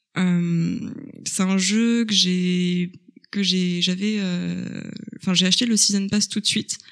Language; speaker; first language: French; native; French